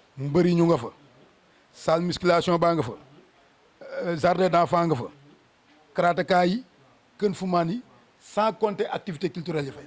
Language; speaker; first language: Wolof; native; Wolof